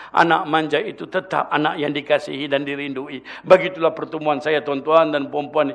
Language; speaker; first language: Malay; non-native, local second language; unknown